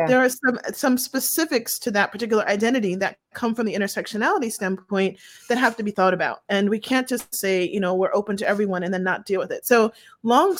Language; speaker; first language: English; native; English